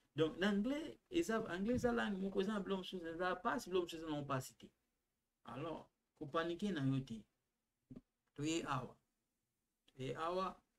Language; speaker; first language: French; non-native, local second language; Lingala